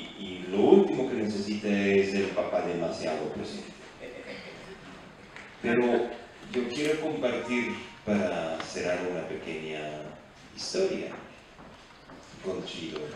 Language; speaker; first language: Spanish; non-native, fluent; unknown